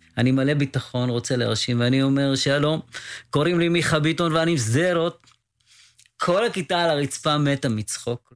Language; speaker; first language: Hebrew; native; Hebrew